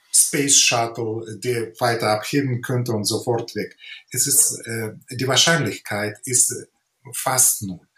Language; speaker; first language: German; non-native, fluent; Ukrainian